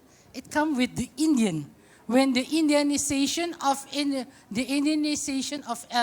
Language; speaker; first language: English; non-native, fluent; Indonesian